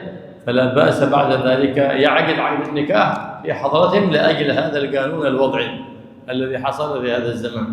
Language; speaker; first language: Arabic; native; Arabic